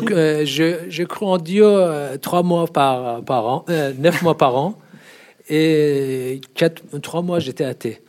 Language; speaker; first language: French; non-native, fluent; Persian